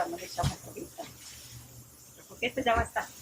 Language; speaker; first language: Spanish; native; Spanish